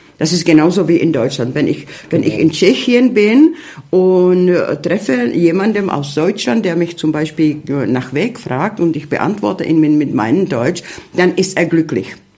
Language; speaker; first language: German; non-native, fluent; Czech